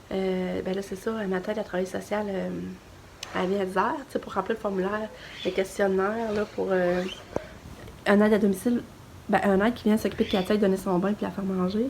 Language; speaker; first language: French; native; French